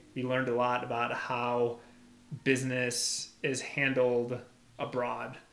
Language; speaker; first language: English; early bilingual, other home language; Albanian